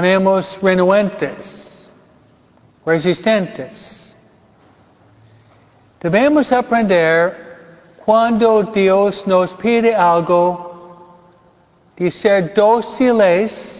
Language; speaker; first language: Spanish; non-native, fluent; English